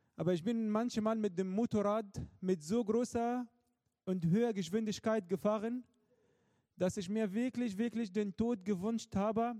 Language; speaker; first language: German; non-native, fluent; Arabic